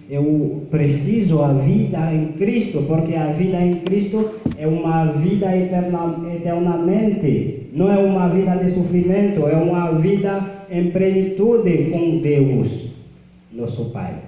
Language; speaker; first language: Portuguese; non-native, learner; Haitian Creole